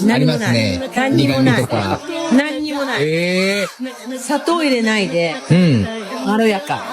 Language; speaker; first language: Japanese; native; Japanese